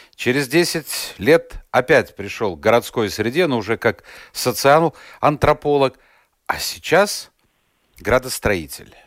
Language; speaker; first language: Russian; native; Russian